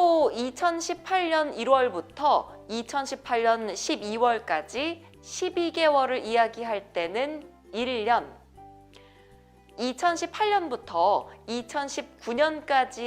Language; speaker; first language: Korean; native; Korean